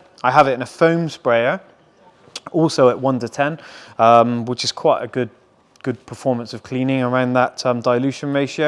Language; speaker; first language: English; native; English